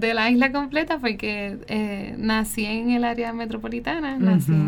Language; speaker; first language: Spanish; native; Spanish